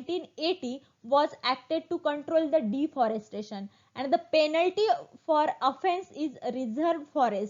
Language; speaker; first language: English; non-native, local second language; Marathi